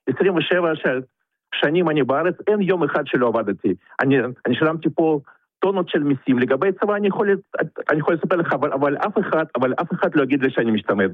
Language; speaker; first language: Hebrew; non-native, fluent; Russian